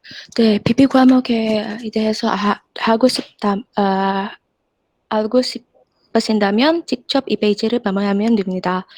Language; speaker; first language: Korean; non-native, fluent; Indonesian